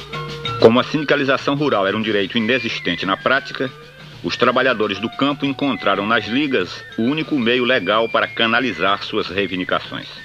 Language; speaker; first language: Portuguese; native; Portuguese